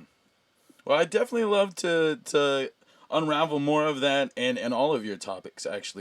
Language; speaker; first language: English; native; English